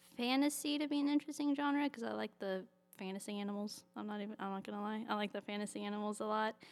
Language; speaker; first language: English; native; English